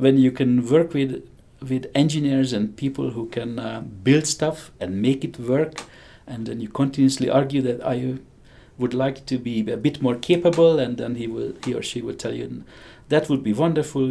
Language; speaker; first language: English; non-native, fluent; Hungarian